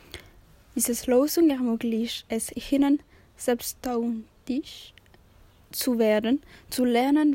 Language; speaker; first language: German; non-native, learner; French